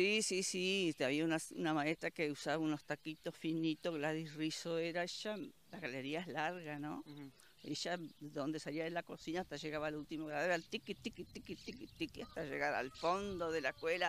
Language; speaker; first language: Spanish; native; Spanish